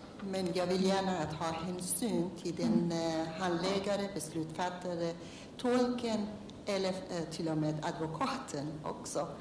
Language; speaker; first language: Swedish; non-native, learner; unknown